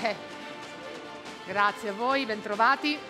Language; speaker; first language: Italian; native; Italian